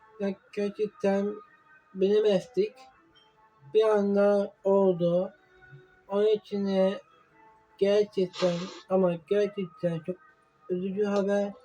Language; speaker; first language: Turkish; non-native, learner; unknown